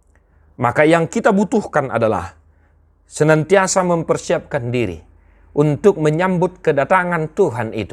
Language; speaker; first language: Indonesian; non-native, local second language; Batak Toba